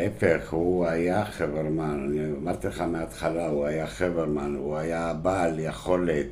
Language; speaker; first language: Hebrew; non-native, local second language; Arabic